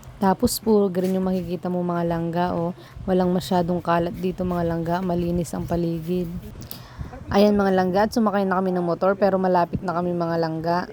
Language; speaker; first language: Filipino; non-native, local second language; Cebuano